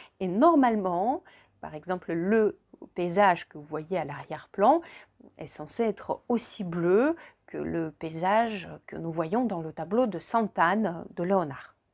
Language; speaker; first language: French; non-native, fluent; Russian